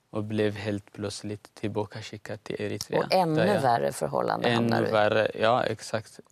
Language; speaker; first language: Swedish; non-native, fluent; Tigrinya